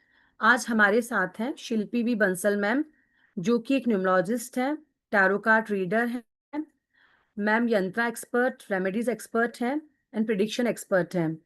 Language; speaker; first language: Hindi; native; Hindi